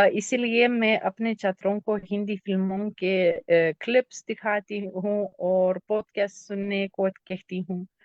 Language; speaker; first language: Hindi; non-native, fluent; Lithuanian